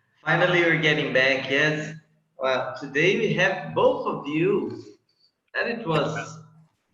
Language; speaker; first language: English; non-native, fluent; Portuguese